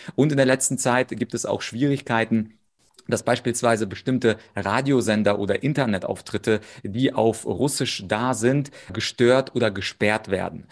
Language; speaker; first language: German; early bilingual, other home language; Russian